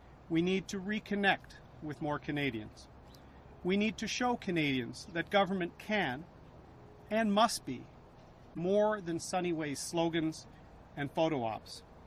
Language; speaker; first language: English; native; English